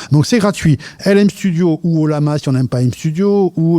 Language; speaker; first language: French; native; French